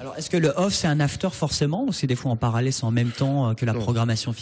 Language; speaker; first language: French; native; French